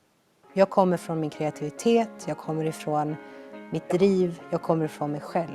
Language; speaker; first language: Swedish; early bilingual, other home language; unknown